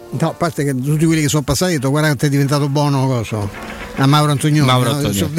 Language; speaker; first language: Italian; native; Italian